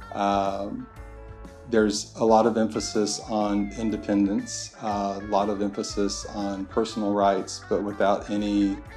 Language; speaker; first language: English; native; English